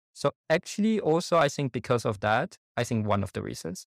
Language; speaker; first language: English; non-native, fluent; Chinese